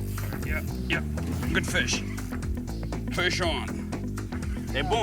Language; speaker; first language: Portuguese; non-native, learner; French